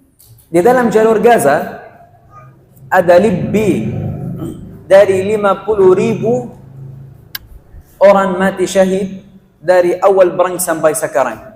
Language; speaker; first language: Indonesian; non-native, fluent; Arabic